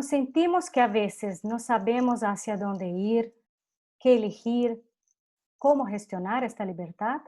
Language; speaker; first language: Spanish; non-native, fluent; Portuguese